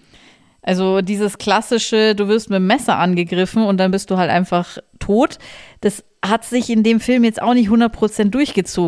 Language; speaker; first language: German; native; German